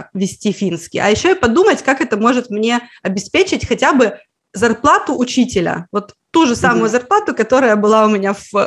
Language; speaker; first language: Russian; native; Russian